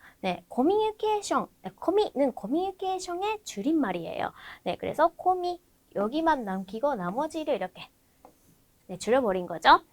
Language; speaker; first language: Korean; non-native, fluent; Japanese